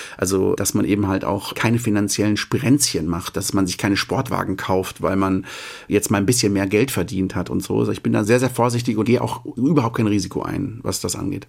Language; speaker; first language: German; native; German